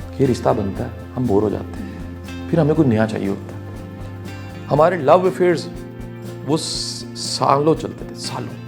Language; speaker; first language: Urdu; non-native, local second language; Punjabi